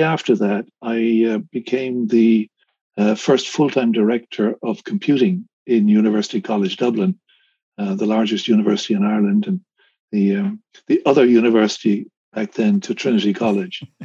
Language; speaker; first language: English; native; English